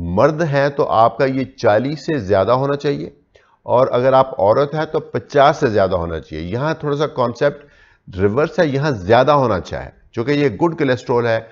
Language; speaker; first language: Urdu; non-native, local second language; Punjabi